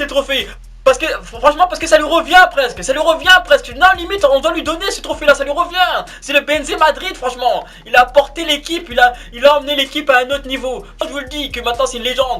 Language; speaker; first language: French; native; French